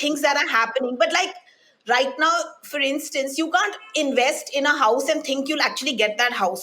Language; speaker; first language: English; non-native, local second language; Hindi